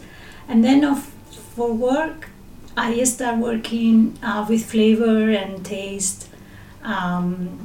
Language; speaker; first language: English; non-native, fluent; Spanish